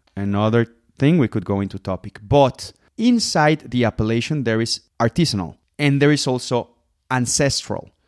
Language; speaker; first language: English; non-native, fluent; Spanish